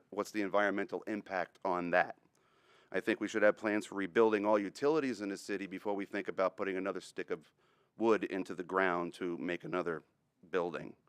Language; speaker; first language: English; native; English